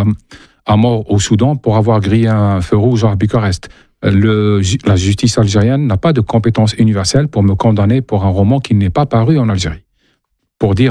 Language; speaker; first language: French; non-native, local second language; Arabic